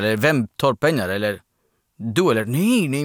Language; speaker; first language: Swedish; non-native, learner; Greek